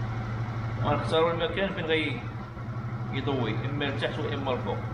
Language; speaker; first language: Arabic; native; Arabic